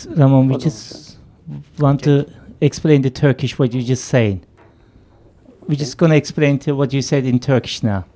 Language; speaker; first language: English; non-native, fluent; Turkish